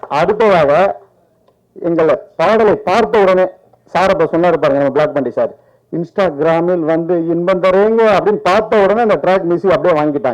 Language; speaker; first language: Tamil; native; Tamil